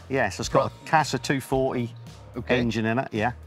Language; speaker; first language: English; native; English